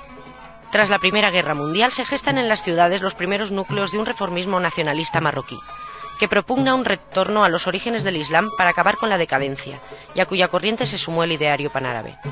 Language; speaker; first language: Spanish; native; Spanish